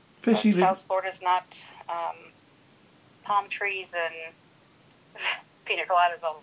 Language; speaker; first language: English; native; English